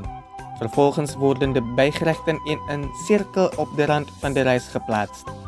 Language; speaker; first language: Dutch; non-native, fluent; Indonesian